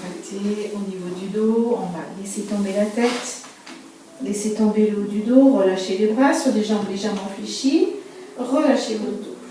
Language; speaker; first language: French; native; French